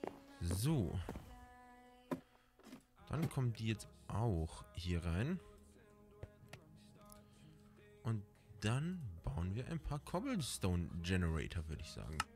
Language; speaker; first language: German; native; German